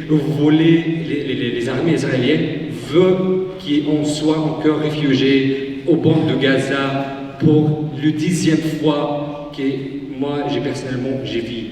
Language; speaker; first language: French; non-native, fluent; Arabic